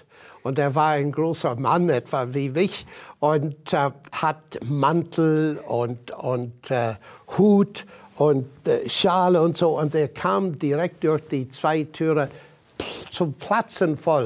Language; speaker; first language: German; non-native, fluent; English